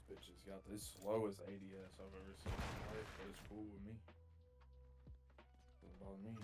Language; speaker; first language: English; native; English